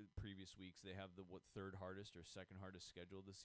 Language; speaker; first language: English; native; English